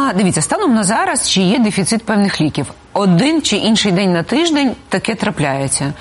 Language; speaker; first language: Ukrainian; native; Ukrainian